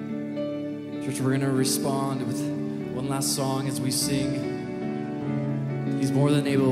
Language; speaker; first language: English; native; English